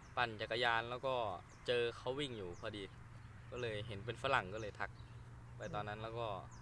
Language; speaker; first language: Thai; native; Thai